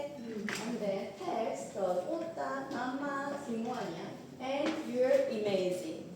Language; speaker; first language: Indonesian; non-native, learner; Korean